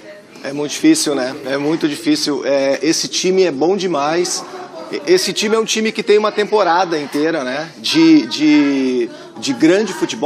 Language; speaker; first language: Portuguese; native; Portuguese